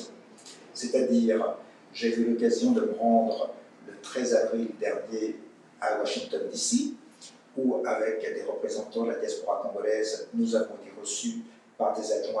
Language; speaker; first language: French; native; French